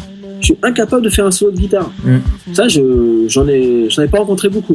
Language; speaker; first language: French; native; French